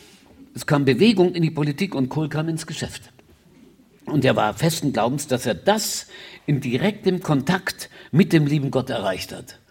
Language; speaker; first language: German; native; German